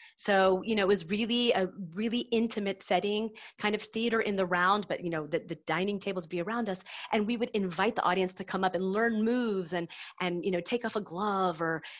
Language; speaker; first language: English; native; English